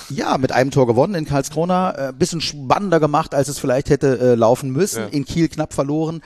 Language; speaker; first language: German; native; German